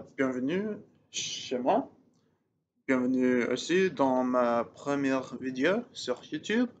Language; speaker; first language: French; non-native, learner; English